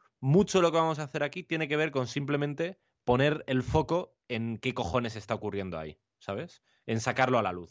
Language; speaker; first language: Spanish; native; Spanish